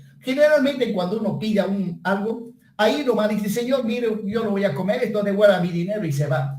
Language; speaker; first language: Spanish; native; Spanish